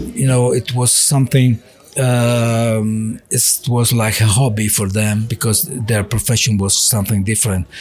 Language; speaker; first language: English; non-native, learner; Italian